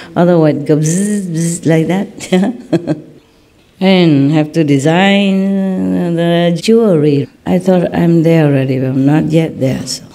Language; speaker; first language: English; non-native, fluent; Vietnamese